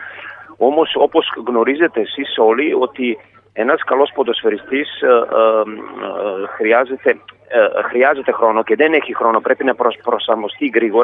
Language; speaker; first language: Greek; non-native, fluent; Serbian